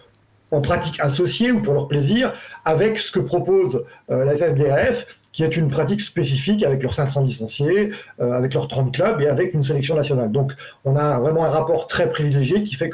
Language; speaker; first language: French; native; French